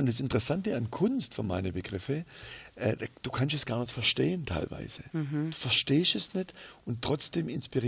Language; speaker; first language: German; native; German